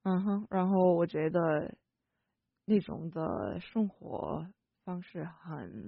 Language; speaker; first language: Chinese; non-native, fluent; English